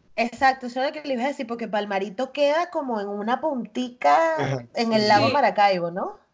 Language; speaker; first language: Spanish; native; Spanish